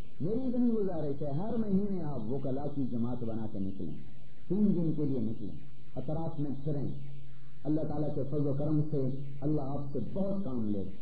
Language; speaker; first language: Urdu; non-native, local second language; Punjabi